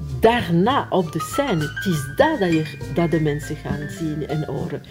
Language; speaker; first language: Dutch; non-native, fluent; French